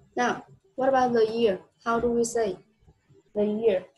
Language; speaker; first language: English; non-native, fluent; Vietnamese